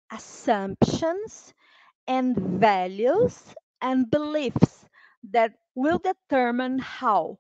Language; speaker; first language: English; non-native, fluent; Portuguese